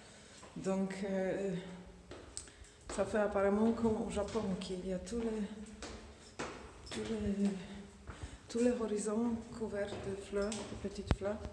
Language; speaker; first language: French; non-native, fluent; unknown